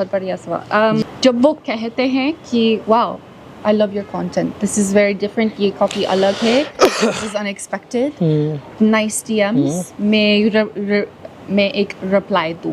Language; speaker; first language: Hindi; non-native, learner; English